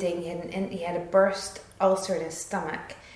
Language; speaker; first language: English; native; English